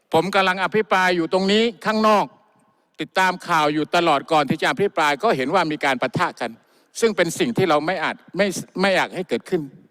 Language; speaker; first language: Thai; non-native, local second language; Malay